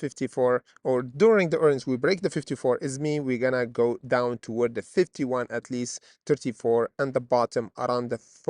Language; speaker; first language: English; non-native, fluent; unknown